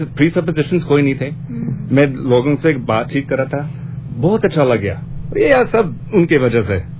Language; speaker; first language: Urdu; non-native, learner; English